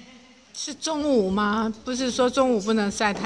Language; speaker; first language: Chinese; native; Chinese